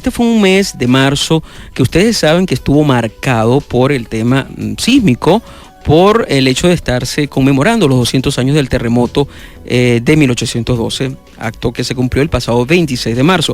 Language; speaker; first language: Spanish; native; Spanish